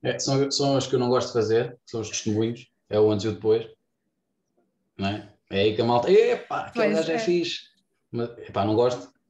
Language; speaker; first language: Portuguese; native; Portuguese